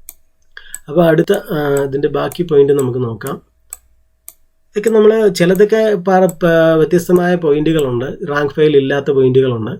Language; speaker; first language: Malayalam; native; Malayalam